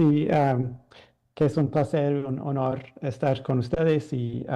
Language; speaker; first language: Spanish; non-native, fluent; English